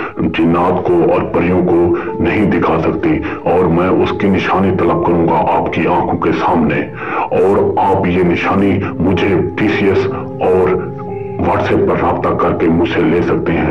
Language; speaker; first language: Urdu; native; Urdu